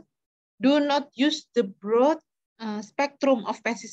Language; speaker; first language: English; non-native, fluent; Indonesian